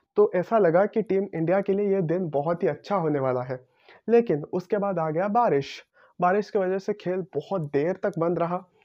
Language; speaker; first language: Hindi; non-native, local second language; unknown